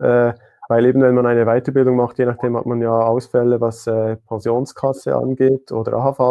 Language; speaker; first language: German; native; German